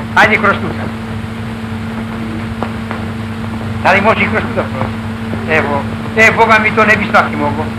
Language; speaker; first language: Bosnian; native; Bosnian